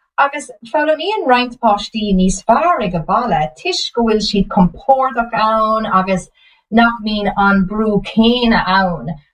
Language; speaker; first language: Irish; non-native, local second language; English